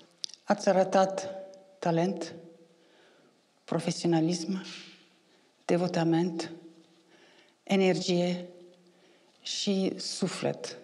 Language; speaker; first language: Romanian; non-native, fluent; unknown